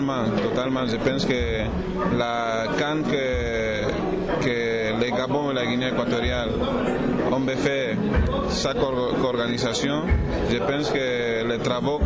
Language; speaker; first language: French; non-native, learner; Spanish